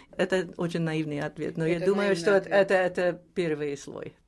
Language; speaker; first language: Russian; non-native, fluent; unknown